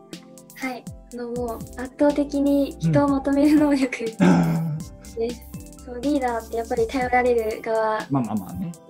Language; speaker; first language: Japanese; native; Japanese